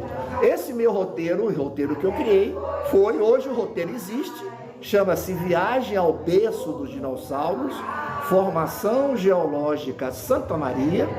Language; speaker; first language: Portuguese; native; Portuguese